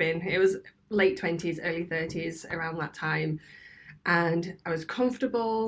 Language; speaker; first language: English; native; English